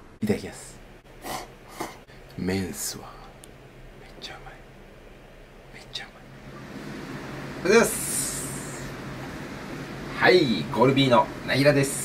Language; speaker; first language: Japanese; native; Japanese